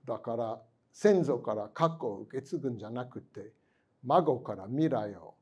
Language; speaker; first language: Japanese; non-native, fluent; English